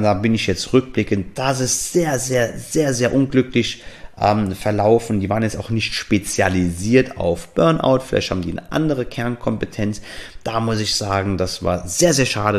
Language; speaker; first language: German; native; German